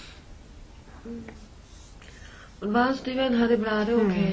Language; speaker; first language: Norwegian; non-native, learner; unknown